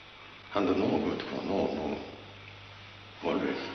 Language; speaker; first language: English; non-native, learner; Japanese